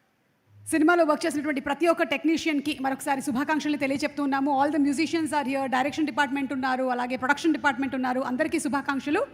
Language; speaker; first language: Telugu; native; Telugu